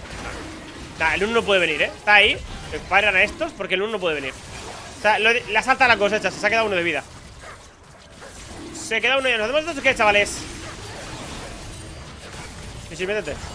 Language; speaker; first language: Spanish; native; Spanish